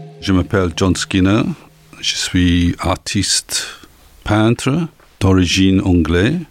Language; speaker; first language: French; non-native, learner; English